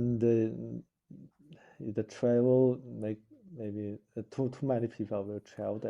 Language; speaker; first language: English; non-native, learner; Chinese